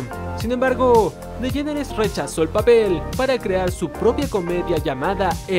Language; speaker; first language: Spanish; native; Spanish